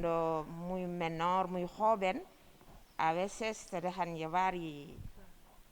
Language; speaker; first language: Spanish; non-native, fluent; Wolof